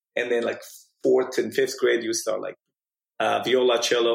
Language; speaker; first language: English; non-native, fluent; Romanian